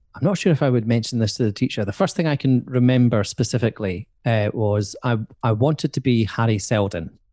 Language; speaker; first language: English; native; English